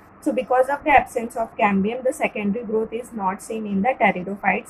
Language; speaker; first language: English; non-native, local second language; Marathi